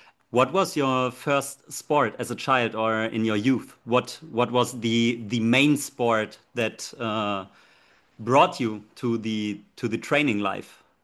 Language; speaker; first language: English; non-native, fluent; German